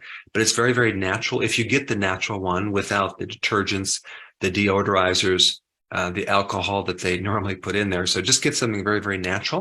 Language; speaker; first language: English; native; English